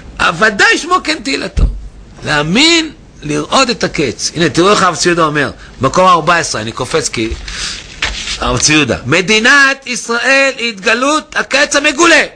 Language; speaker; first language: Hebrew; native; Hebrew